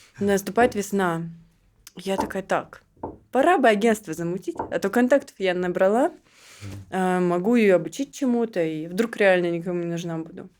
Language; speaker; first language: Russian; native; Russian